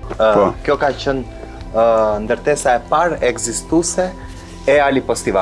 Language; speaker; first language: Albanian; native; Albanian